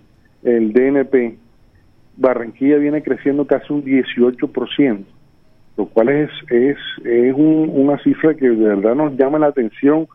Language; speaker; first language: Spanish; native; Spanish